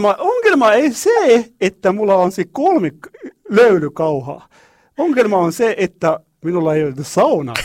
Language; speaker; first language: Finnish; non-native, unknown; Arabic